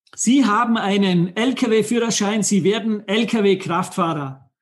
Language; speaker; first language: German; native; German